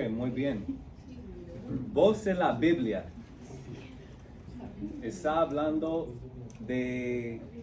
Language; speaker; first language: Spanish; non-native, fluent; English